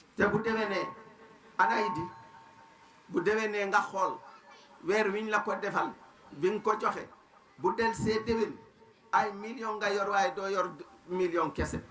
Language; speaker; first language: Wolof; non-native, local second language; Serer